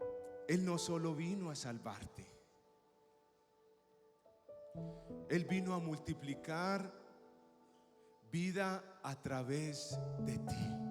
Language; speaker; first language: Spanish; native; Spanish